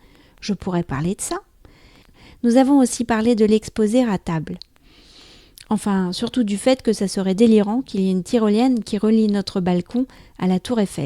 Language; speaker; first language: French; native; French